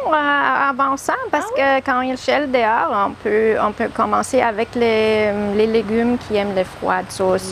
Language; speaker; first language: French; non-native, learner; German